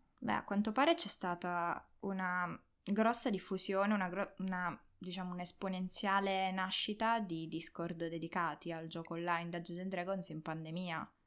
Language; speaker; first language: Italian; native; Italian